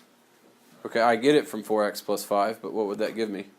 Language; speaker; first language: English; native; English